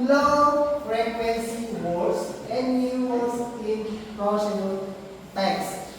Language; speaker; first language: English; non-native, learner; Indonesian